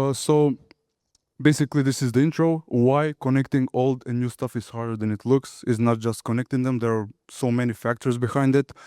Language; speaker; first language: English; non-native, fluent; Macedonian